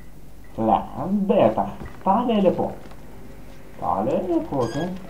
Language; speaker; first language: Hebrew; non-native, fluent; Russian